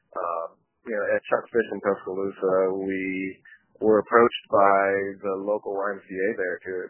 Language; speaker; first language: English; early bilingual, other home language; Japanese